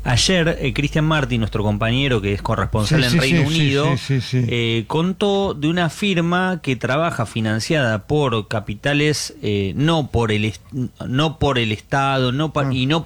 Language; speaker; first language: Spanish; native; Spanish